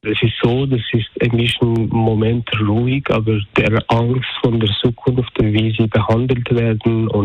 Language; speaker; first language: German; non-native, learner; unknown